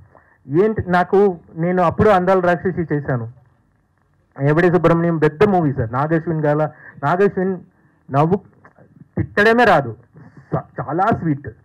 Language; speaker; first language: Telugu; non-native, fluent; Tamil